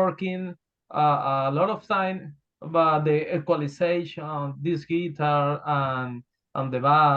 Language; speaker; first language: English; non-native, learner; Spanish